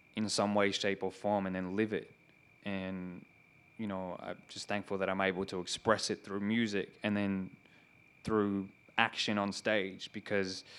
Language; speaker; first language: English; native; English